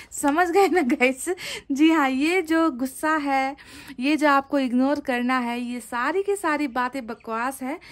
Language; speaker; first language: Hindi; native; Hindi